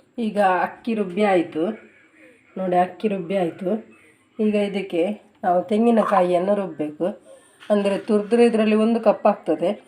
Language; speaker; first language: Kannada; non-native, local second language; Tulu